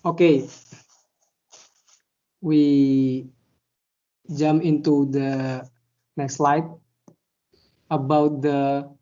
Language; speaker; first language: English; non-native, learner; Indonesian